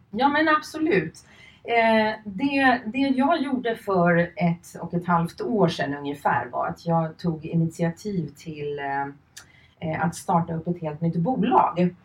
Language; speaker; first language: Swedish; early bilingual, other home language; Finnish